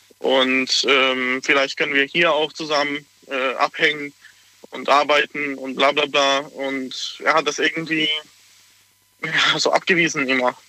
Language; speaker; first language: German; non-native, fluent; Hungarian